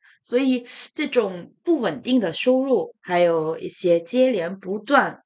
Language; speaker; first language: Chinese; non-native, fluent; Korean